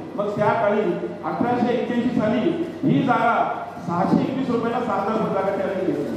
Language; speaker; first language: Marathi; non-native, local second language; Telugu